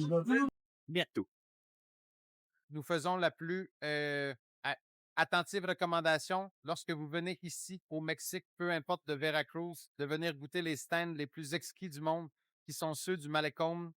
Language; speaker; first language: French; non-native, learner; Spanish